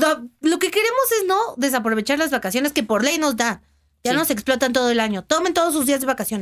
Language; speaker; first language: Spanish; native; Spanish